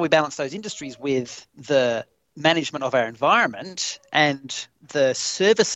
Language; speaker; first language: English; native; English